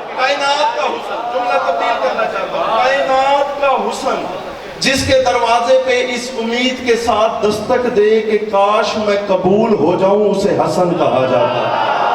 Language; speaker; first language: Urdu; non-native, local second language; Saraiki